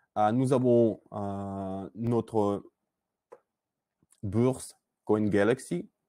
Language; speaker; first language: French; non-native, learner; Russian